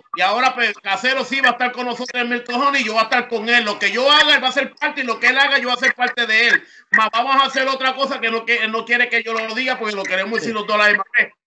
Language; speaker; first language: Spanish; early bilingual, heritage; Spanish